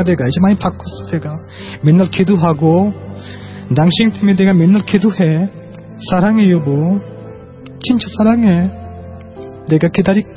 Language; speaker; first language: Korean; non-native, fluent; Bangla